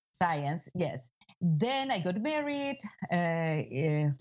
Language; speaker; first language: English; non-native, fluent; Spanish